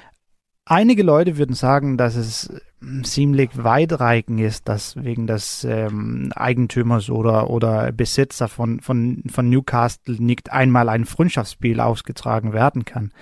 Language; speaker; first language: German; non-native, learner; Danish